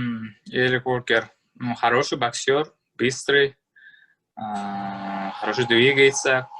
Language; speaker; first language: Russian; non-native, learner; Uzbek